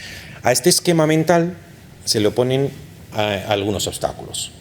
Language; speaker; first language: Spanish; native; Spanish